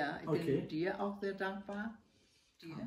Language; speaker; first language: German; non-native, learner; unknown